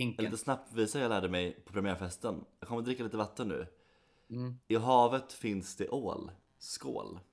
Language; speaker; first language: Swedish; native; Swedish